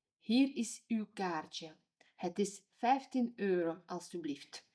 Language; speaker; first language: Dutch; non-native, fluent; Ukrainian